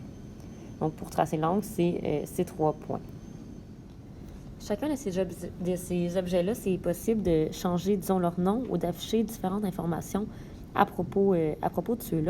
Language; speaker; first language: French; native; French